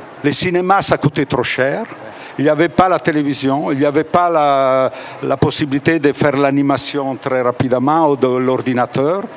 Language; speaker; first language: French; non-native, fluent; Italian